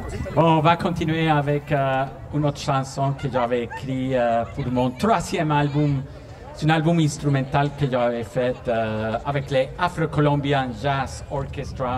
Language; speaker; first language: French; non-native, fluent; Spanish